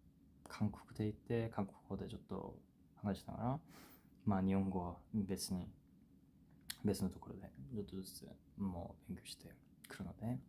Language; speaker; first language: Japanese; non-native, fluent; Korean